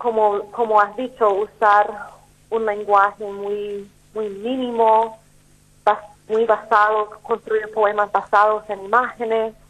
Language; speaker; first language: Spanish; non-native, fluent; English